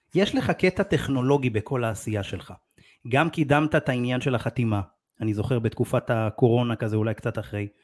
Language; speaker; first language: Hebrew; native; Hebrew